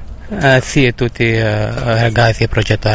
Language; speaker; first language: Italian; non-native, learner; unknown